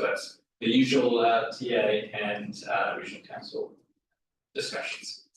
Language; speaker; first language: English; native; English